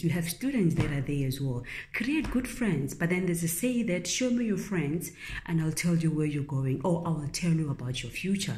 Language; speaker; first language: English; non-native, local second language; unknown